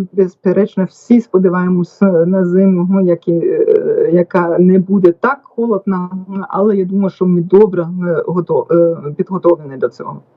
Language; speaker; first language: Ukrainian; non-native, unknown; German